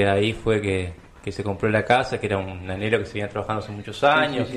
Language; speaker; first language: Spanish; native; Spanish